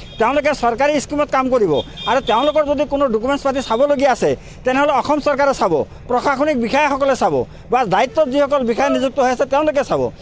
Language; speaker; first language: Assamese; non-native, local second language; Bangla